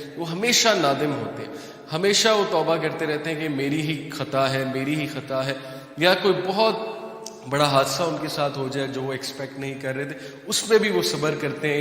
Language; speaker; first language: Urdu; native; Urdu